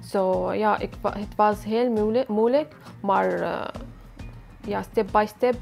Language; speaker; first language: Dutch; non-native, learner; Arabic